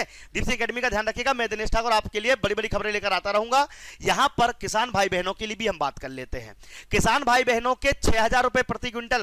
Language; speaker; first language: Hindi; native; Hindi